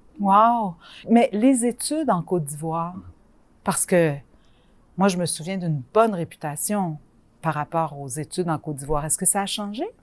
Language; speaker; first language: French; native; French